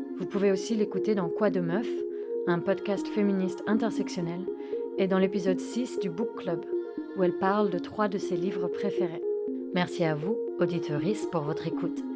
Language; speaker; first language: French; native; French